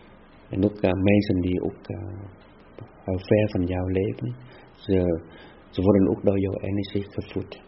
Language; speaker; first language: Dutch; non-native, fluent; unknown